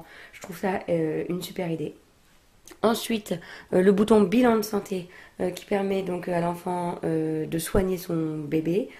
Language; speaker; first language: French; native; French